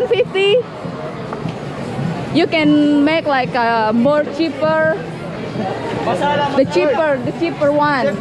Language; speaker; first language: English; non-native, learner; Indonesian